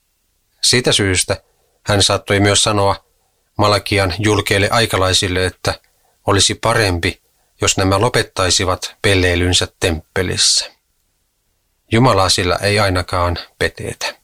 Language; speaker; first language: Finnish; native; Finnish